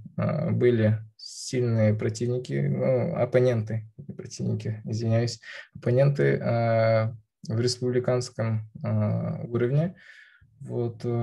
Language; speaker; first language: Russian; non-native, local second language; Kazakh